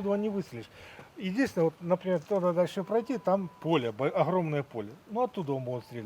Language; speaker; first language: Russian; native; Russian